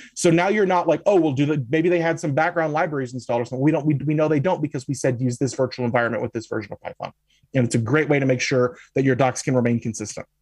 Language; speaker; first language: English; native; English